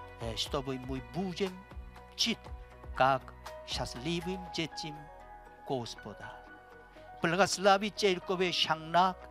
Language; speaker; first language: Russian; non-native, learner; Korean